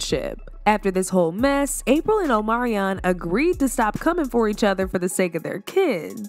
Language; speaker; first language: English; native; English